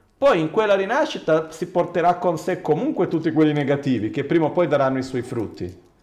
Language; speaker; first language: Italian; non-native, fluent; Portuguese